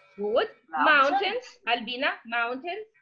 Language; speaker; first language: English; non-native, fluent; Russian